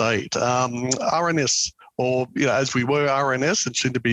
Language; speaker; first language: English; native; English